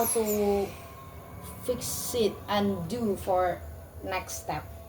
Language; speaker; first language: English; non-native, learner; Indonesian